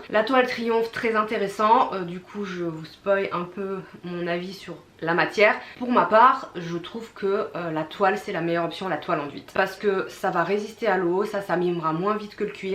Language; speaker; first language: French; native; French